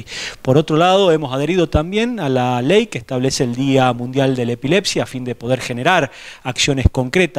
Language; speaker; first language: Spanish; native; Spanish